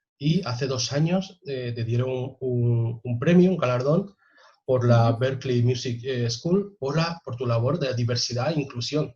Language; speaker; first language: Spanish; native; Spanish